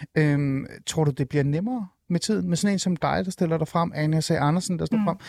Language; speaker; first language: Danish; early bilingual, other home language; Persian